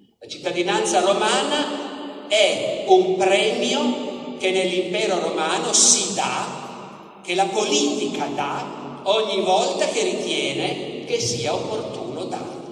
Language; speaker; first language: Italian; native; Italian